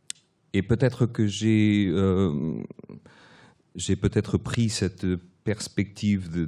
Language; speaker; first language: French; early bilingual, other home language; Portuguese